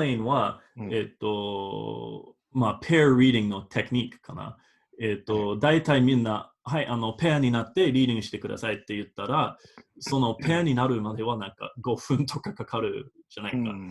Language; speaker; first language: Japanese; non-native, fluent; English